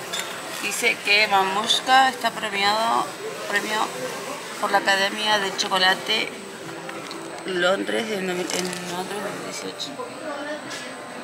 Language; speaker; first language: Spanish; native; Spanish